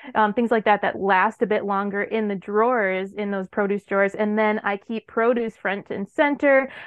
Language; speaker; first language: English; native; English